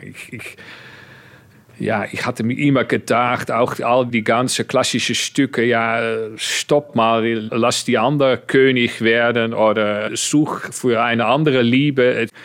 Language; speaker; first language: German; non-native, fluent; Dutch